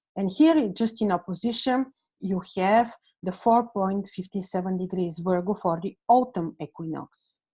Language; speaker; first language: English; non-native, fluent; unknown